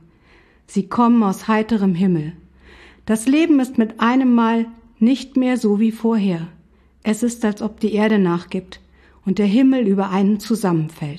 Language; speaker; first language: German; native; German